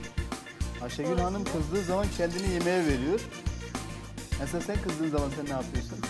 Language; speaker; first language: Turkish; native; Turkish